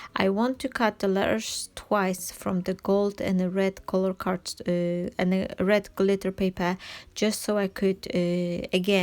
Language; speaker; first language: English; non-native, fluent; Polish